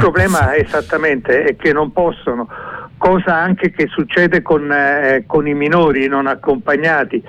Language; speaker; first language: Italian; native; Italian